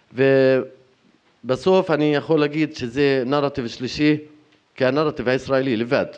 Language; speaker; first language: Hebrew; non-native, fluent; Arabic